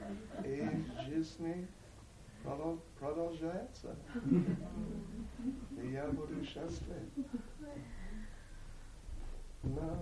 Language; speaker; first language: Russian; non-native, learner; English